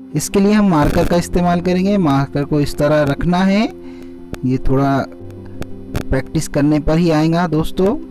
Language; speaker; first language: Urdu; native; Urdu